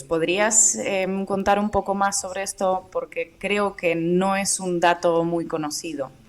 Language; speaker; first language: Spanish; native; Spanish